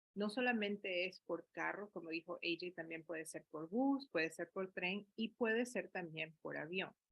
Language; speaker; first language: Spanish; early bilingual, heritage; Spanish